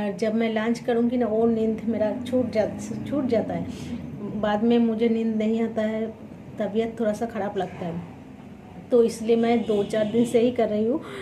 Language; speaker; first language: Hindi; non-native, local second language; Bangla